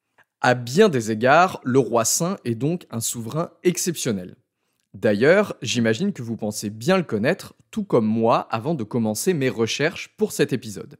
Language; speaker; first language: French; native; French